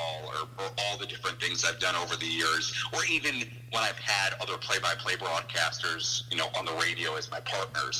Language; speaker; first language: English; native; English